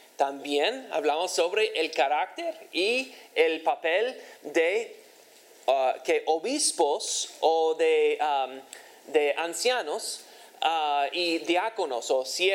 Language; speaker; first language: Spanish; non-native, fluent; English